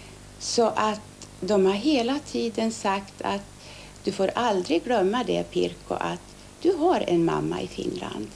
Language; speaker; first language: Swedish; early bilingual, other home language; Finnish